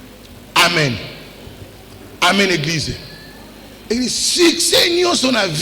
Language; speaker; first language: Portuguese; non-native, learner; Lingala